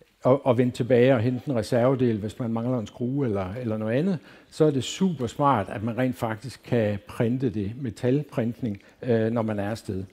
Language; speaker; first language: Danish; native; Danish